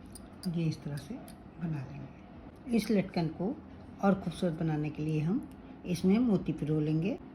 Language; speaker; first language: Hindi; native; Hindi